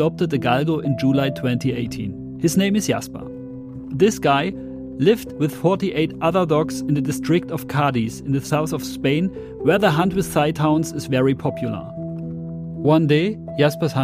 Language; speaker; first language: English; non-native, fluent; German